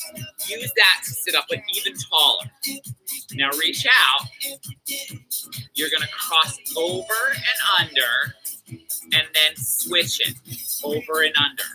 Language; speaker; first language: English; native; English